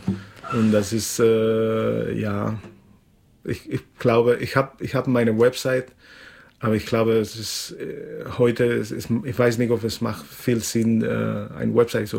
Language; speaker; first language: German; non-native, fluent; Spanish